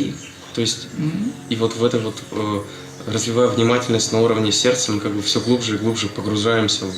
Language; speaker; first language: Russian; native; Russian